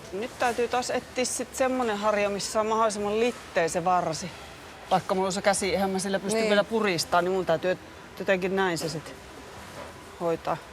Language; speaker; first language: Finnish; native; Finnish